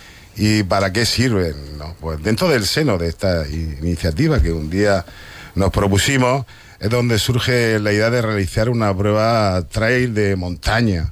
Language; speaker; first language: Spanish; native; Spanish